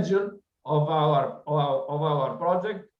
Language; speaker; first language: English; non-native, learner; Greek